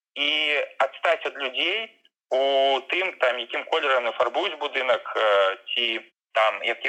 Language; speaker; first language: Belarusian; native; Belarusian